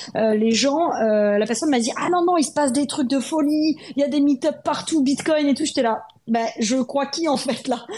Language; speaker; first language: French; native; French